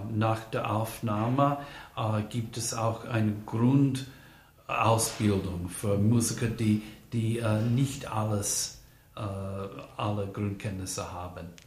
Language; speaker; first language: German; non-native, fluent; English